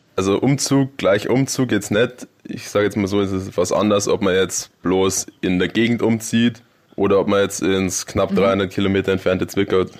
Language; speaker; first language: German; native; German